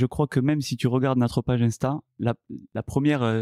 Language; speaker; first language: French; native; French